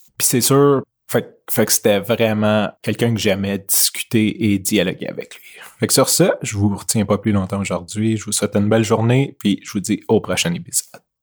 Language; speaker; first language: French; native; French